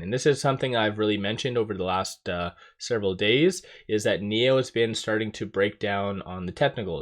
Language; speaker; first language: English; native; English